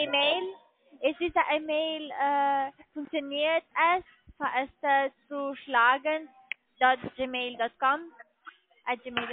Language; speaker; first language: German; non-native, learner; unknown